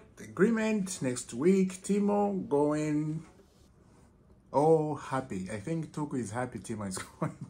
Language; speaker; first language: English; non-native, fluent; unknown